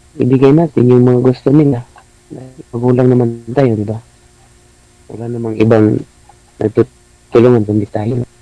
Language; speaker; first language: Filipino; non-native, local second language; Cebuano